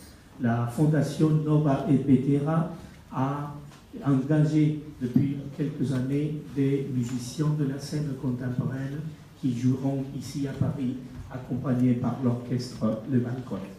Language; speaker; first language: French; non-native, fluent; Spanish